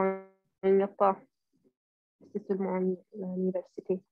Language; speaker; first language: French; non-native, learner; Arabic